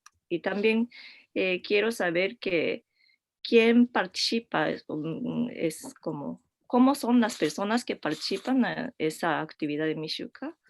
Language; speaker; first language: Spanish; non-native, learner; Japanese